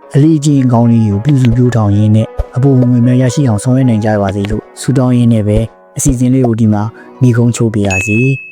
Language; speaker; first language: Burmese; native; Burmese